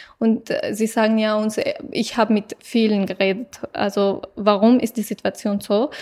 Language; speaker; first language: German; non-native, fluent; Persian